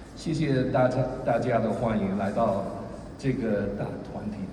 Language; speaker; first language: Chinese; early bilingual, heritage; Chinese